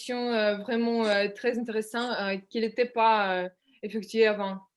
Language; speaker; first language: French; non-native, fluent; Russian